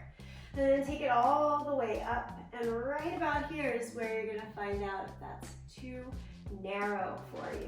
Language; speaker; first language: English; native; English